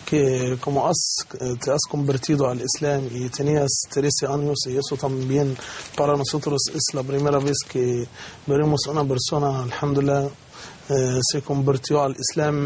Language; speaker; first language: Spanish; non-native, learner; Arabic